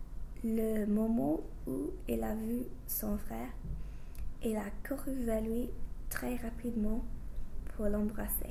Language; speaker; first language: French; non-native, fluent; English